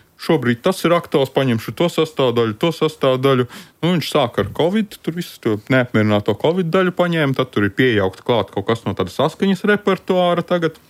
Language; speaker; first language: Latvian; native; Latvian